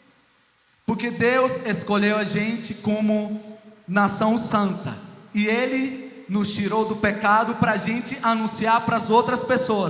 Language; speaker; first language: Portuguese; non-native, local second language; Ticuna